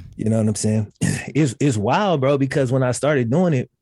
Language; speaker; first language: English; native; English